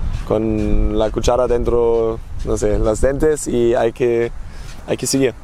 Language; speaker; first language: Spanish; non-native, fluent; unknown